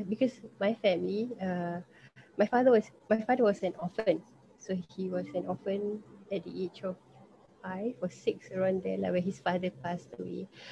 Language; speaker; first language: English; non-native, local second language; Malay